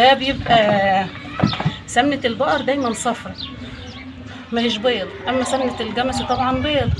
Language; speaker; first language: Arabic; native; Arabic